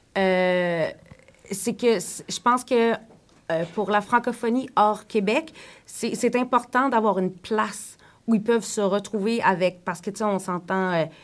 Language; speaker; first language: French; native; French